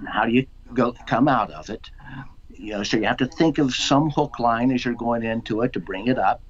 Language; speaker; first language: English; native; English